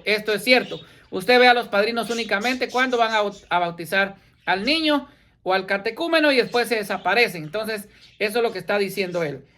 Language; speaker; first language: Spanish; native; Spanish